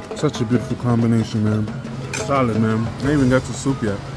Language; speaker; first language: English; native; English